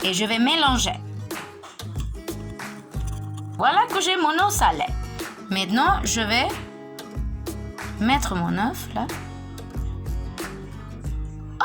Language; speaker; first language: French; non-native, fluent; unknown